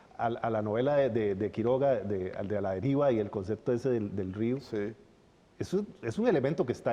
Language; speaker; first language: Spanish; native; Spanish